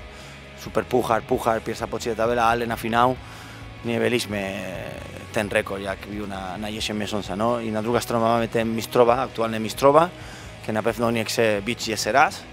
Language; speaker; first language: Polish; non-native, learner; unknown